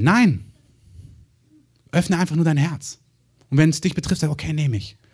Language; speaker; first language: German; native; German